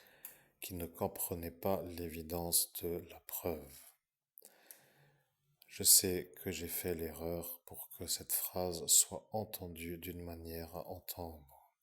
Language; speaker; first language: French; native; French